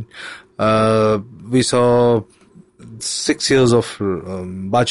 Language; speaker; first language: English; non-native, local second language; Hindi